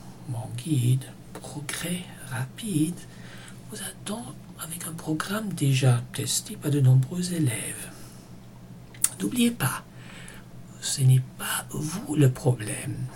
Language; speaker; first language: French; non-native, fluent; German